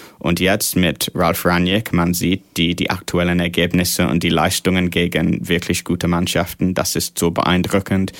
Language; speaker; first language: German; non-native, fluent; English